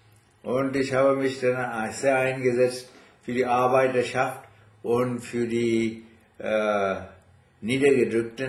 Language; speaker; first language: German; non-native, fluent; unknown